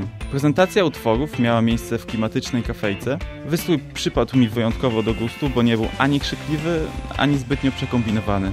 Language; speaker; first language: Polish; native; Polish